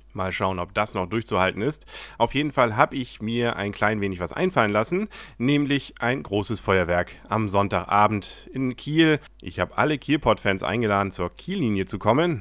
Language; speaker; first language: German; native; German